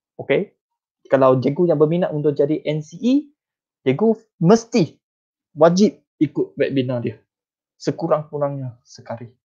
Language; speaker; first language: Malay; non-native, local second language; Chinese